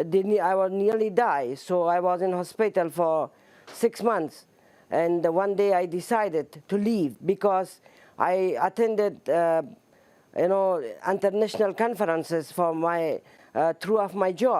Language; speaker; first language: English; non-native, learner; Persian